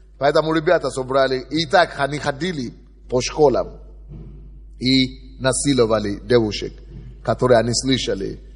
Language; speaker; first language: Russian; non-native, fluent; Yoruba